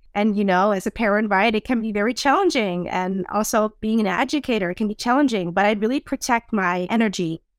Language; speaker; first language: English; non-native, fluent; Dutch